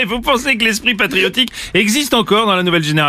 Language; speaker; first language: French; native; French